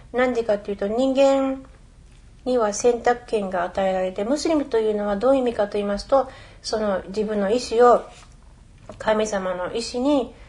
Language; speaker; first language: Japanese; early bilingual, other home language; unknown